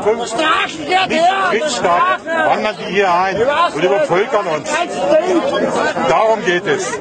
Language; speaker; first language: German; native; German